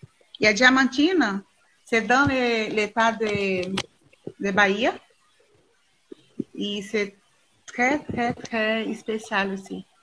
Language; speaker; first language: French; non-native, learner; Portuguese